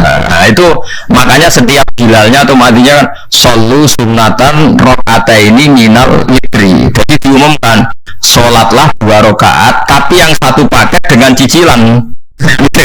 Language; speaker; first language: Indonesian; non-native, local second language; Javanese